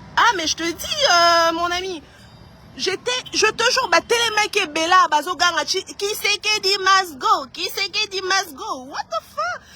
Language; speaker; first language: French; non-native, local second language; Lingala